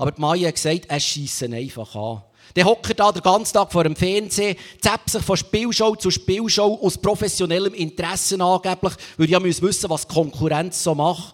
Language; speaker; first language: German; native; German